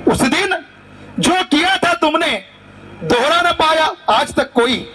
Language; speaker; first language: Hindi; non-native, local second language; Marathi